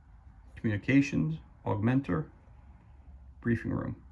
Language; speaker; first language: English; native; English